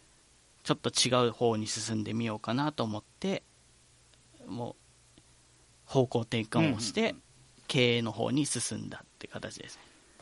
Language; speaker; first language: Japanese; native; Japanese